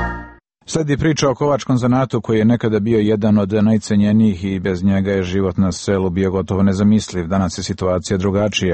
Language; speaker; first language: Croatian; native; Croatian